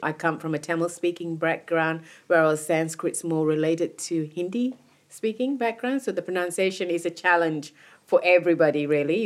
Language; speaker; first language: English; non-native, local second language; Tamil